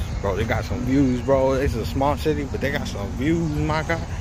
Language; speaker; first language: English; early bilingual, other home language; Spanish